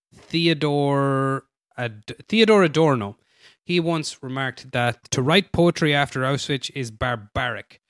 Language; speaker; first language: English; native; English